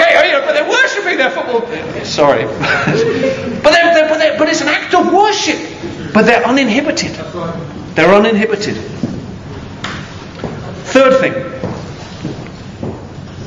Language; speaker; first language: English; native; English